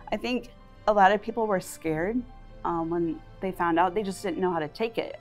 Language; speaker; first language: English; native; English